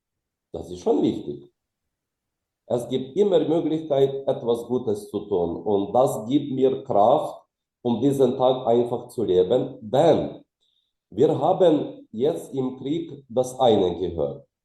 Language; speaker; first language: German; non-native, fluent; Ukrainian